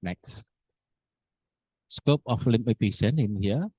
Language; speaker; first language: English; non-native, learner; Indonesian